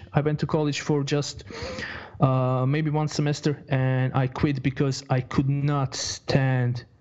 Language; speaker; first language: English; non-native, fluent; Croatian